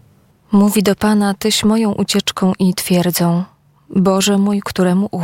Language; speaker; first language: Polish; native; Polish